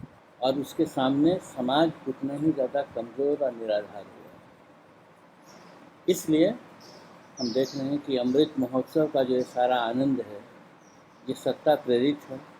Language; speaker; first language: Hindi; native; Hindi